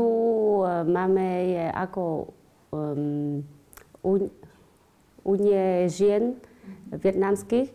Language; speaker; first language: Slovak; non-native, learner; Vietnamese